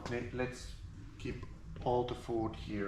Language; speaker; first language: English; non-native, learner; Finnish